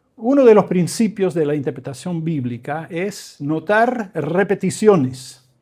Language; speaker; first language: Spanish; early bilingual, other home language; English